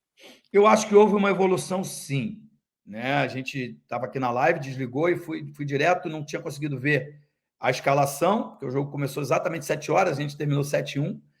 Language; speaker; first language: Portuguese; native; Portuguese